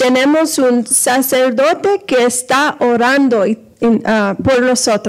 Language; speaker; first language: Spanish; early bilingual, heritage; Spanish